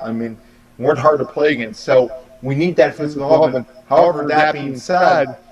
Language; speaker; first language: English; native; English